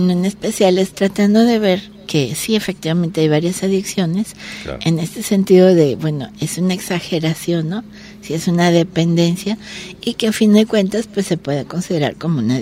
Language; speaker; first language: Spanish; native; Spanish